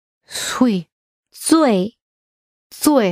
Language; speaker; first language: Chinese; non-native, learner; English